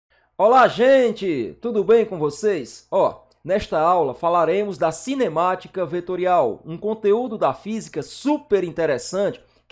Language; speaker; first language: Portuguese; native; Portuguese